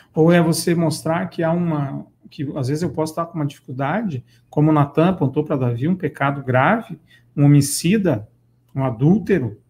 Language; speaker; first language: Portuguese; native; Portuguese